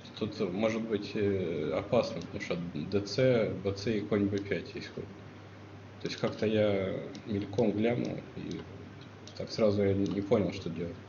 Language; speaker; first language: Russian; native; Russian